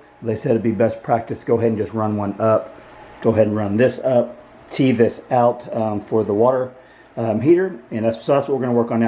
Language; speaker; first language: English; native; English